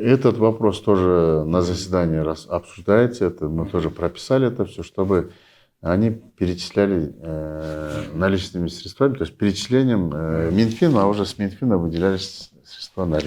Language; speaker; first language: Russian; non-native, local second language; Kyrgyz